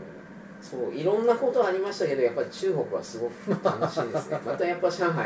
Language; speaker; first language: Japanese; native; Japanese